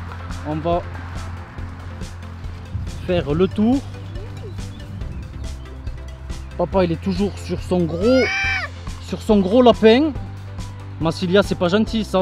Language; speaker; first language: French; native; French